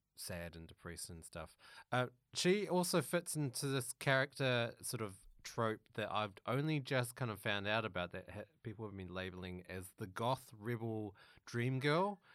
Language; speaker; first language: English; native; English